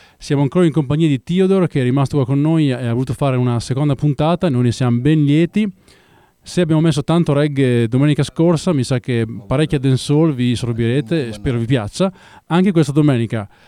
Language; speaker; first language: Italian; native; Italian